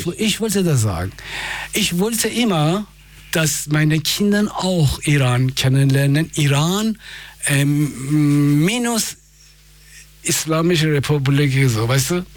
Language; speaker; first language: German; non-native, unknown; Persian